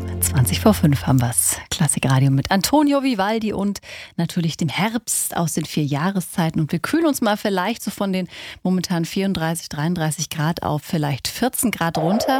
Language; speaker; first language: German; native; German